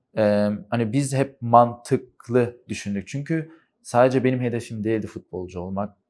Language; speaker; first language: Turkish; early bilingual, heritage; Turkish